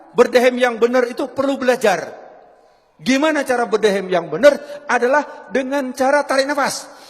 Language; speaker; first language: Indonesian; non-native, local second language; Javanese